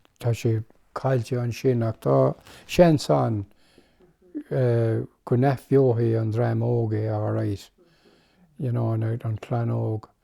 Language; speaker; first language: Irish; non-native, local second language; English